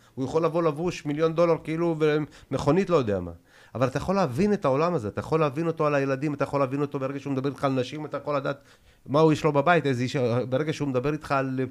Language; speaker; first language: Hebrew; early bilingual, other home language; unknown